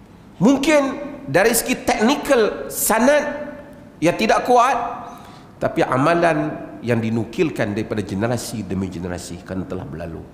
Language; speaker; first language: Malay; native; Malay